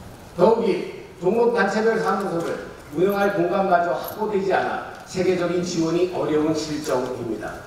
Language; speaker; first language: Korean; native; Korean